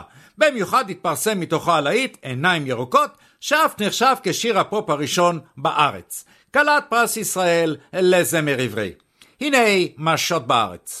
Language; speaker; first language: Hebrew; native; Hebrew